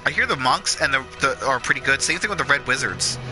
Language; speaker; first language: English; native; English